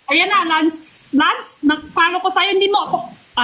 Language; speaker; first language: Filipino; non-native, learner; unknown